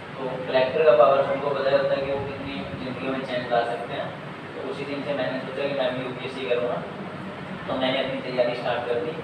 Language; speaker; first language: Hindi; native; Hindi